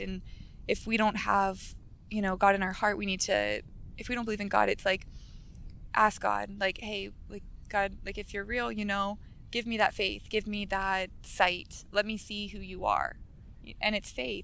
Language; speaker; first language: English; native; English